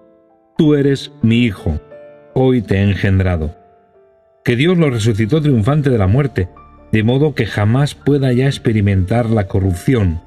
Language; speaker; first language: Spanish; native; Spanish